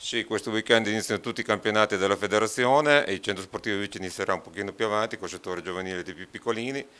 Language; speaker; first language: Italian; native; Italian